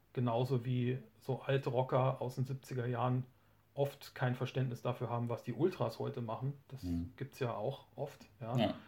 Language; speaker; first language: German; native; German